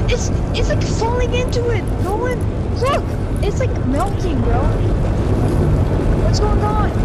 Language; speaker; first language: English; native; English